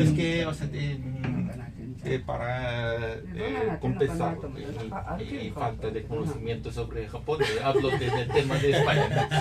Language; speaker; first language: Spanish; non-native, fluent; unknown